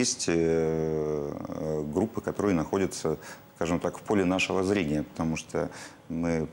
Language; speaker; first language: Russian; native; Russian